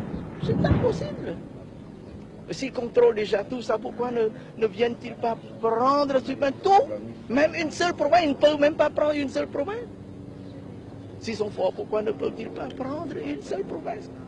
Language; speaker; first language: French; non-native, local second language; Khmer